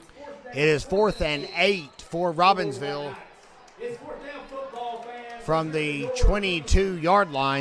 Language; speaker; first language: English; native; English